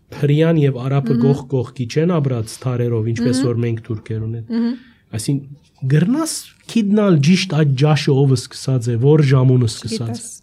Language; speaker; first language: Armenian; early bilingual, heritage; Armenian